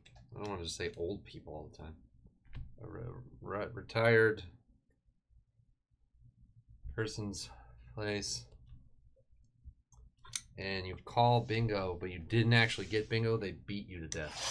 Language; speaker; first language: English; native; English